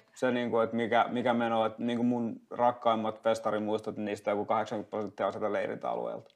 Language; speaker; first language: Finnish; native; Finnish